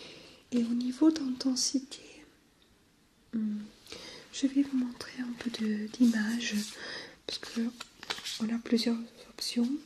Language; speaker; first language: French; non-native, fluent; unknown